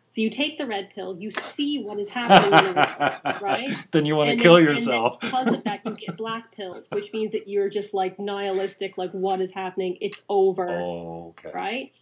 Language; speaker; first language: English; native; English